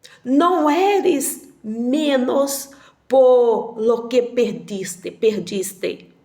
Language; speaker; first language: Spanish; non-native, learner; Portuguese